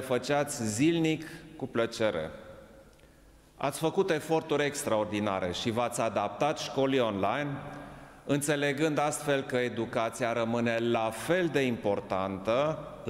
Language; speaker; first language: Romanian; non-native, local second language; German